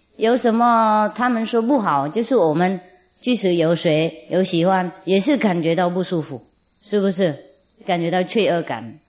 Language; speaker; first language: Chinese; non-native, fluent; Vietnamese